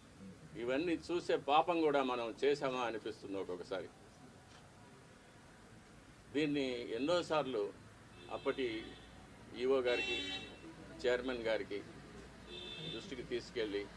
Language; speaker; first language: Telugu; native; Telugu